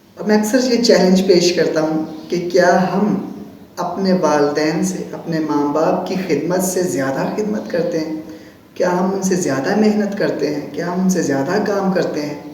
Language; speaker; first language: Urdu; non-native, local second language; Punjabi